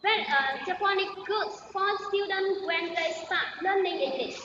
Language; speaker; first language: English; non-native, learner; Vietnamese